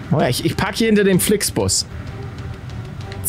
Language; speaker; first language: German; native; German